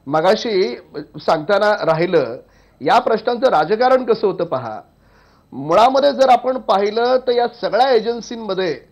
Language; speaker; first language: Marathi; native; Marathi